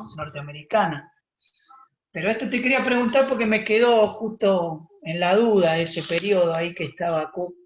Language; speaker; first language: Spanish; native; Spanish